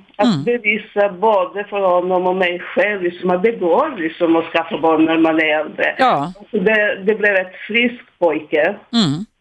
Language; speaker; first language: Swedish; non-native, fluent; Serbian